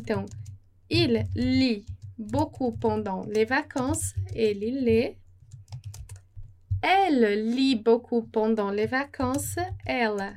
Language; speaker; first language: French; non-native, fluent; Portuguese